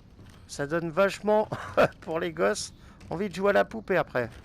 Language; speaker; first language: French; native; French